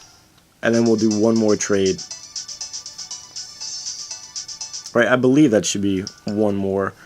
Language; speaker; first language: English; native; English